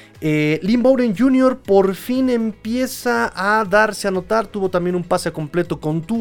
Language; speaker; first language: Spanish; native; Spanish